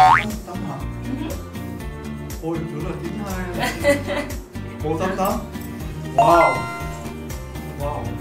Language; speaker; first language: Vietnamese; non-native, fluent; Korean